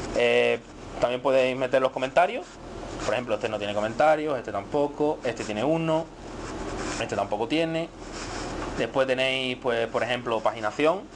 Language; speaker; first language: Spanish; native; Spanish